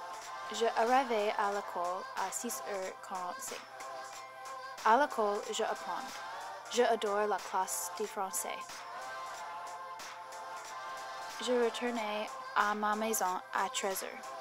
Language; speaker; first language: French; non-native, learner; English